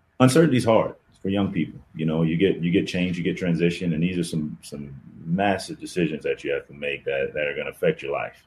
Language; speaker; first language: English; native; English